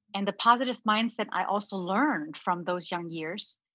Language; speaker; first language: English; early bilingual, other home language; Cantonese